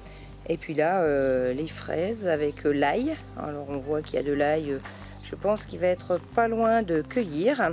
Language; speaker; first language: French; native; French